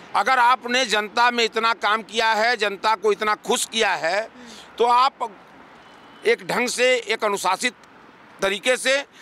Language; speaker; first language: Hindi; native; Hindi